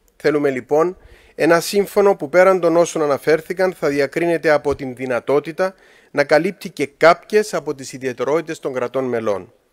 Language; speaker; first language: Greek; native; Greek